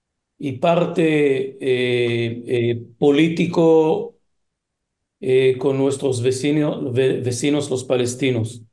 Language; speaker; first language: Spanish; non-native, fluent; Hebrew